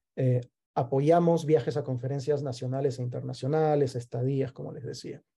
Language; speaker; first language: Spanish; native; Spanish